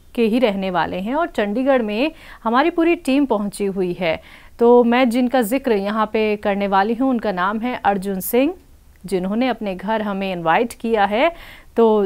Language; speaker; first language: Hindi; native; Hindi